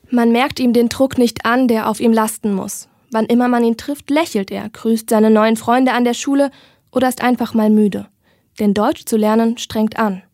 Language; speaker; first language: German; native; German